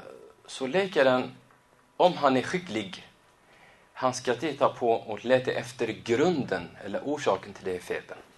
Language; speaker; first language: Swedish; non-native, fluent; Arabic